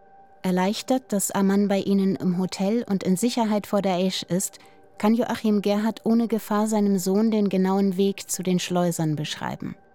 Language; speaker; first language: German; native; German